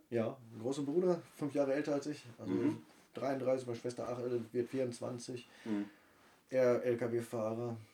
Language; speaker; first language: German; native; German